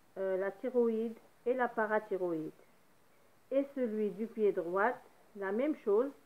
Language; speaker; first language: French; non-native, local second language; Arabic